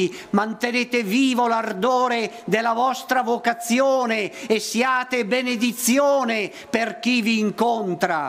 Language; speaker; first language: Italian; native; Italian